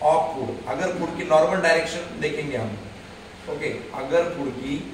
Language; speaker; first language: Hindi; non-native, local second language; Marathi